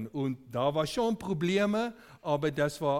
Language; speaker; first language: German; non-native, fluent; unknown